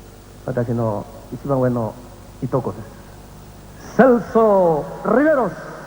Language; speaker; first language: Japanese; non-native, learner; Spanish